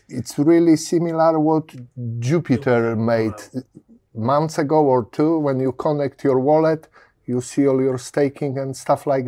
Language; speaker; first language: English; non-native, learner; Polish